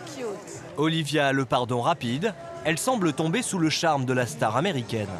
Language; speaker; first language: French; native; French